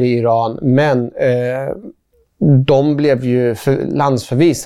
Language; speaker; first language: Swedish; early bilingual, other home language; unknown